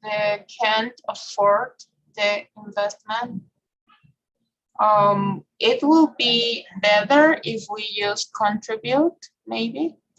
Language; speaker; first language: English; non-native, fluent; Spanish